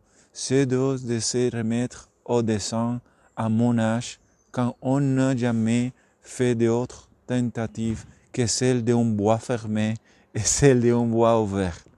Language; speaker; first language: French; non-native, learner; Spanish